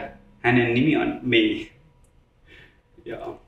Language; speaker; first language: Finnish; non-native, learner; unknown